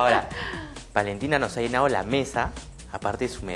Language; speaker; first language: Spanish; native; Spanish